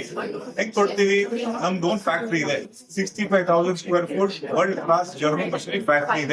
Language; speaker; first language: Kannada; non-native, local second language; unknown